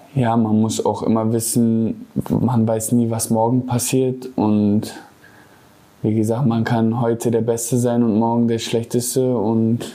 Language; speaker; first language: German; native; German